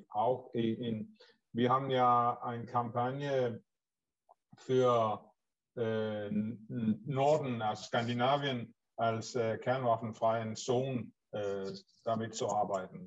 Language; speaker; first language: German; non-native, learner; Danish